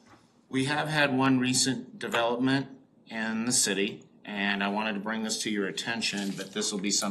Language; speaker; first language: English; native; English